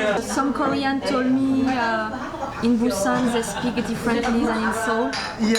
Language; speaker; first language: English; non-native, fluent; French